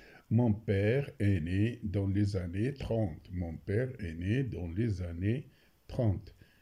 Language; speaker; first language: French; non-native, local second language; Arabic